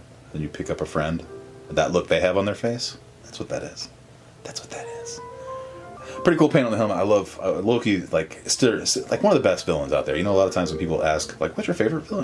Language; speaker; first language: English; native; English